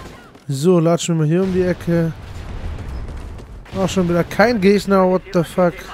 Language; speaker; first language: German; native; German